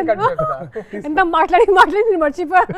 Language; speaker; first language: Telugu; non-native, local second language; Hindi